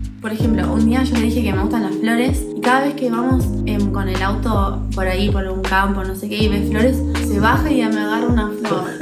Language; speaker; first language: Spanish; early bilingual, heritage; English